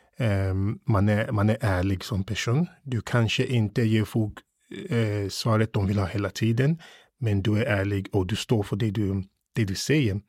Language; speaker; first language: Swedish; early bilingual, other home language; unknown